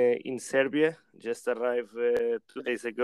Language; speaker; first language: English; non-native, learner; Portuguese